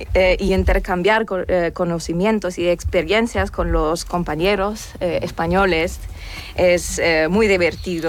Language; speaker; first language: Spanish; non-native, fluent; German